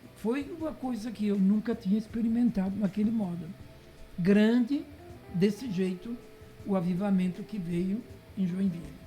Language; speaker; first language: Portuguese; early bilingual, other home language; Italian